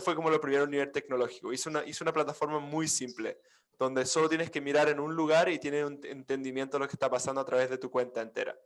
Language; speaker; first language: Spanish; non-native, fluent; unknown